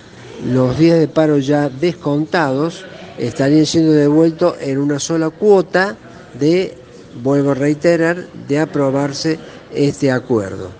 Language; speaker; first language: Spanish; native; Spanish